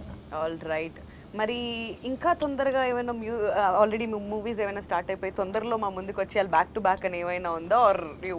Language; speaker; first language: Telugu; native; Telugu